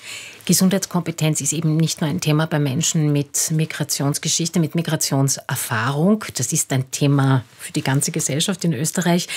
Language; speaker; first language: German; native; German